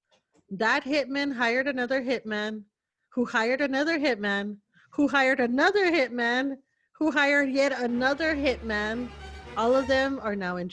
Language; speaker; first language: English; early bilingual, other home language; Spanish